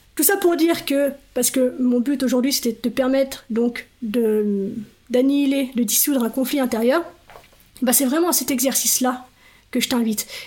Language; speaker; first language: French; native; French